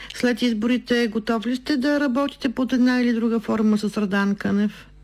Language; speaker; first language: Bulgarian; native; Bulgarian